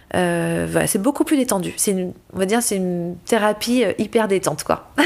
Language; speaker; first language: French; native; French